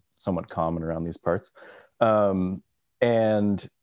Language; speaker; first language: English; native; English